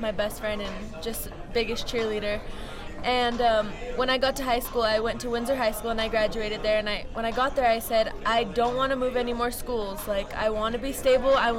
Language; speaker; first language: English; native; English